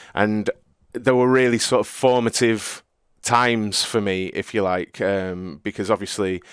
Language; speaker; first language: English; native; English